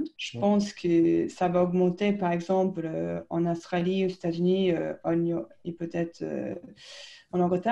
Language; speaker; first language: French; non-native, fluent; English